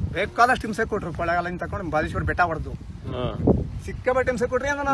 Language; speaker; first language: Kannada; native; Kannada